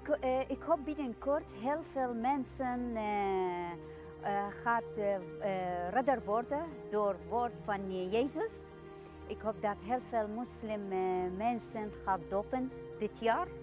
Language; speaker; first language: Dutch; non-native, learner; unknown